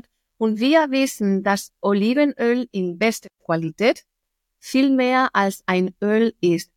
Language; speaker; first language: German; non-native, fluent; Spanish